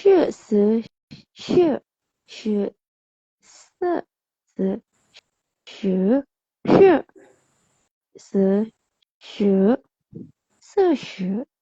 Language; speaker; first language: Chinese; non-native, learner; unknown